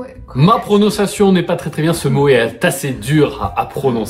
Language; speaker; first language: French; native; French